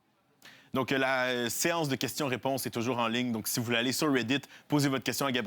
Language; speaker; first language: French; native; French